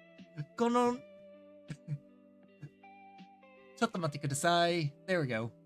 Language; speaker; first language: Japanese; non-native, learner; English